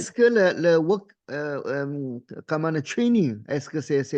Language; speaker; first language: French; non-native, fluent; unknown